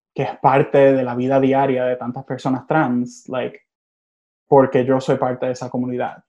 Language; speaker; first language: Spanish; early bilingual, other home language; English